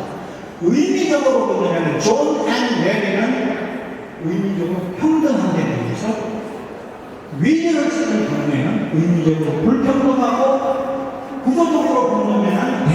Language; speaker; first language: Korean; native; Korean